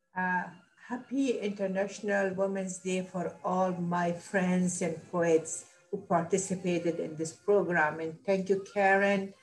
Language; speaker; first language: English; non-native, learner; Persian